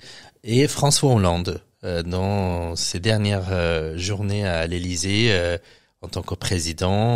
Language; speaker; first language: French; non-native, fluent; Persian